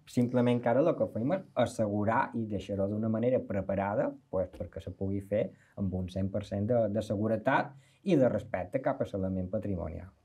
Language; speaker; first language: Catalan; native; Catalan